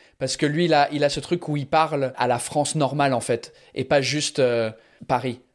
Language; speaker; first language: French; early bilingual, other home language; English